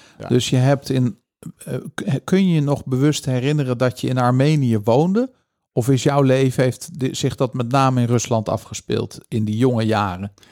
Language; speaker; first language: Dutch; native; Dutch